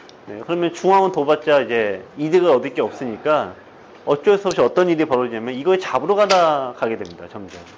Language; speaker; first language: Korean; native; Korean